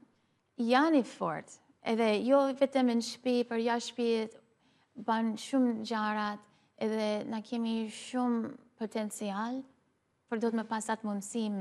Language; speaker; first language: Albanian; early bilingual, heritage; Albanian